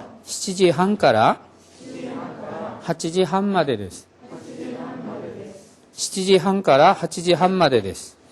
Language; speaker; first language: Japanese; non-native, fluent; Korean